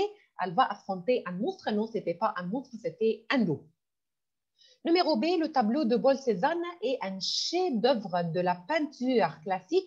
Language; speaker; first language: French; non-native, fluent; Arabic